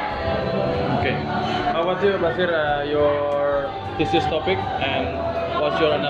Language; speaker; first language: English; non-native, fluent; Indonesian